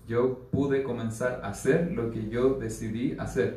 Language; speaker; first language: Spanish; native; Spanish